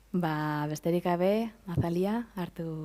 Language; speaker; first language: Basque; native; Basque